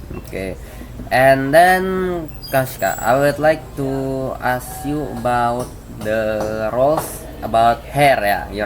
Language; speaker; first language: English; non-native, learner; Indonesian